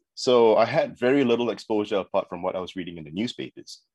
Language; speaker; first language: English; native; English